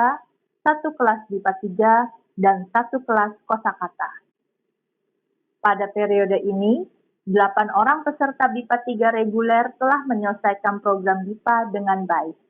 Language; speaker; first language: Indonesian; native; Indonesian